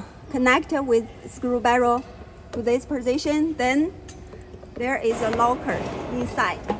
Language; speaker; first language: English; non-native, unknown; Chinese